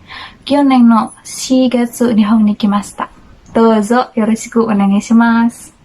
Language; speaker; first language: Japanese; non-native, learner; Indonesian